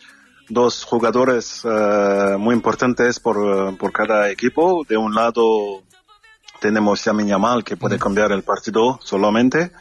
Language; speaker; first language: Spanish; non-native, fluent; French